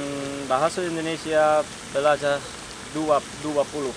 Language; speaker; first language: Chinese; non-native, fluent; Dutch